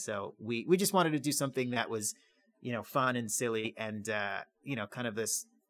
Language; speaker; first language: English; native; English